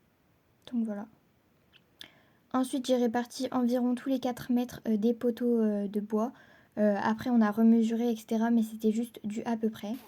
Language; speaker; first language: French; native; French